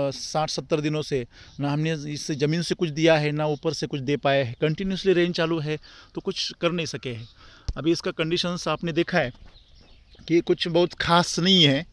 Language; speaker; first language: Hindi; non-native, local second language; Marathi